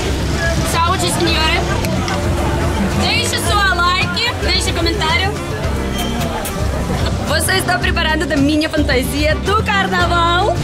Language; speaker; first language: Portuguese; non-native, learner; Russian